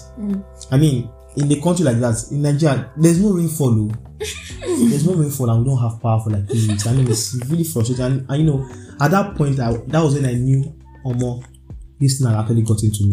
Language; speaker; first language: English; non-native, local second language; Yoruba